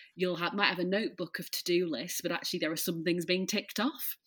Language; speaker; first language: English; native; English